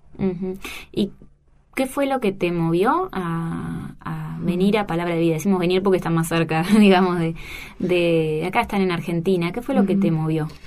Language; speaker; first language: Spanish; native; Spanish